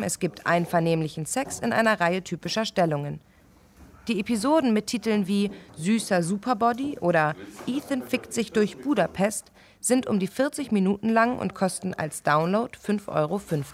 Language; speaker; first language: German; native; German